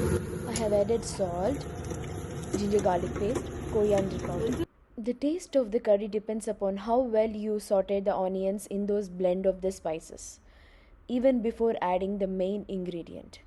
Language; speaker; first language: English; non-native, local second language; Telugu